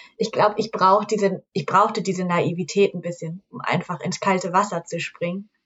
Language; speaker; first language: German; native; German